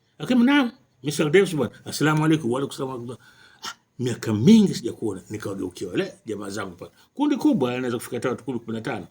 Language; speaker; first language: Swahili; native; Swahili